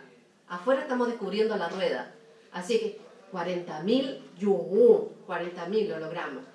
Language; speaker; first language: Spanish; native; Spanish